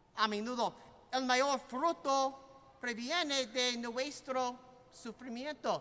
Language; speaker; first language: Spanish; non-native, fluent; English